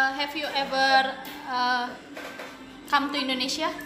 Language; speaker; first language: English; non-native, learner; Indonesian